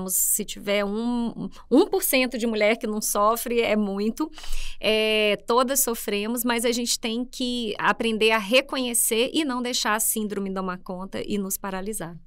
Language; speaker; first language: Portuguese; native; Portuguese